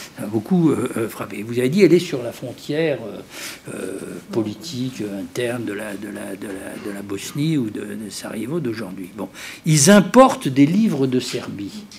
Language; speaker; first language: French; native; French